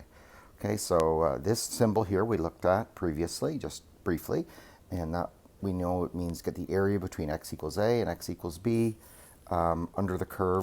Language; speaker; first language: English; native; English